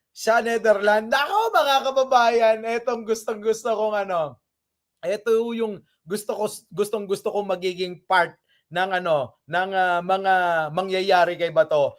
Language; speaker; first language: Filipino; non-native, local second language; Iloko